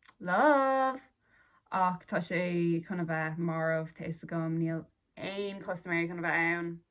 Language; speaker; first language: Irish; non-native, local second language; English